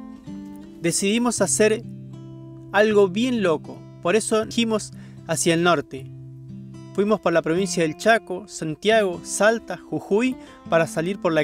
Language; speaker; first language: Spanish; native; Spanish